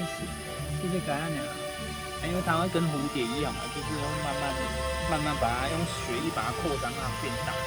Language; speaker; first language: Chinese; native; Chinese